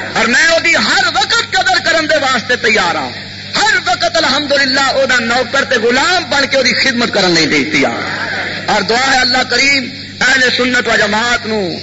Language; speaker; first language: Urdu; non-native, local second language; Punjabi